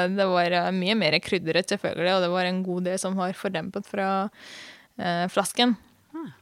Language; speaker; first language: Norwegian; non-native, fluent; Hungarian